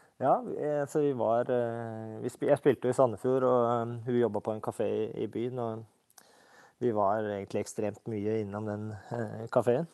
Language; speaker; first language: Norwegian; native; Norwegian